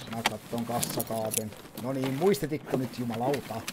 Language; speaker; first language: Finnish; native; Finnish